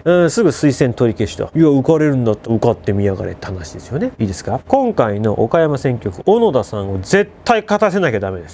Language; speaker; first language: Japanese; native; Japanese